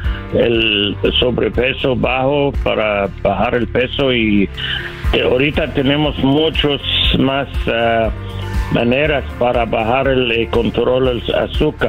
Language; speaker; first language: Spanish; non-native, learner; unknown